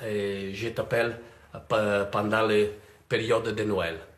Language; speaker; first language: French; non-native, fluent; Italian